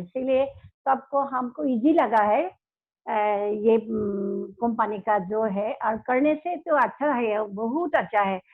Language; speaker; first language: Hindi; non-native, local second language; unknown